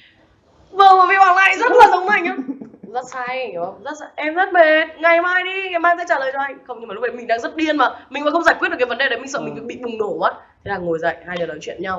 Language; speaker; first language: Vietnamese; native; Vietnamese